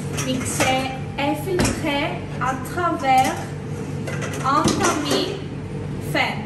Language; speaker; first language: French; non-native, learner; Greek